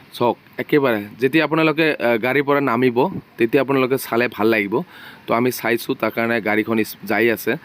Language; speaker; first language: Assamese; non-native, local second language; Bangla